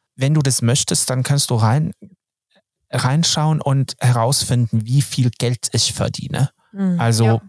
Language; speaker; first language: German; non-native, fluent; Swedish